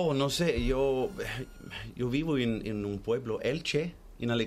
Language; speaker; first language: Spanish; non-native, learner; Swedish